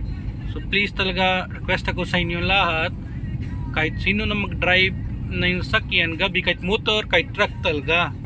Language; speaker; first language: Filipino; non-native, learner; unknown